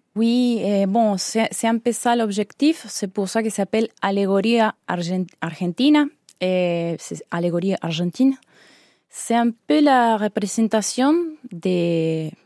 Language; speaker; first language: French; non-native, learner; Spanish